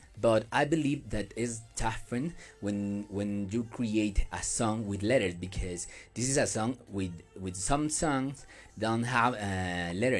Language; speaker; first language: English; non-native, learner; Spanish